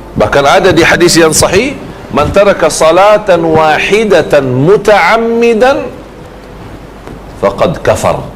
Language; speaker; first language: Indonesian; non-native, fluent; Arabic